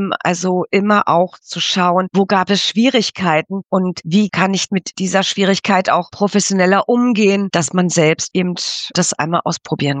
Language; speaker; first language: German; native; German